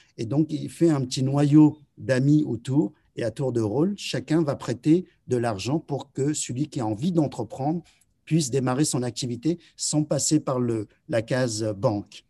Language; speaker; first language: French; early bilingual, other home language; Chinese